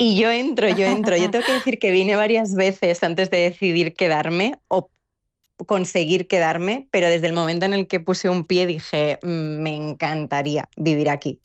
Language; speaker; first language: Spanish; native; Spanish